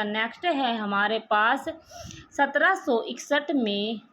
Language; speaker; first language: Hindi; native; Hindi